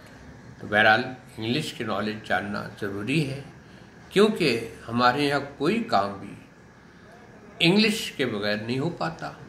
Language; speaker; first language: Hindi; native; Hindi